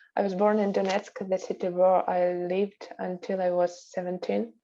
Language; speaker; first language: English; non-native, fluent; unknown